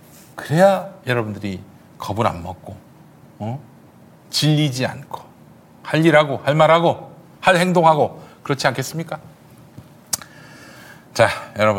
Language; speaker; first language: Korean; native; Korean